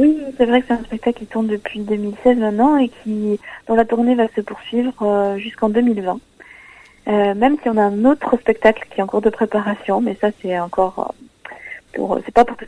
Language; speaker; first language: French; native; French